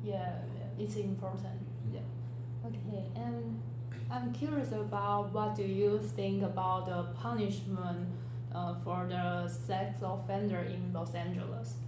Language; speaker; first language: English; non-native, learner; Chinese